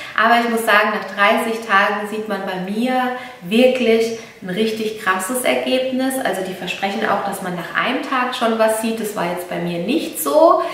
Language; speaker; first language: German; early bilingual, other home language; Italian